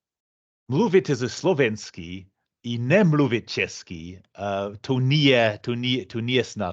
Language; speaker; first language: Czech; non-native, learner; English